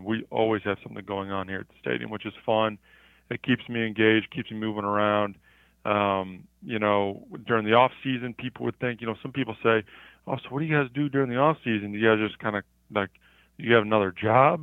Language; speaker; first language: English; native; English